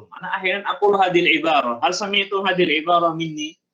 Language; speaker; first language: Arabic; non-native, fluent; Indonesian